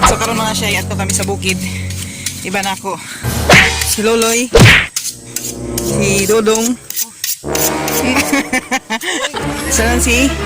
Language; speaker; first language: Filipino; non-native, local second language; Cebuano